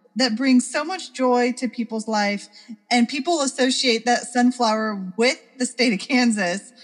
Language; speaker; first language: English; native; English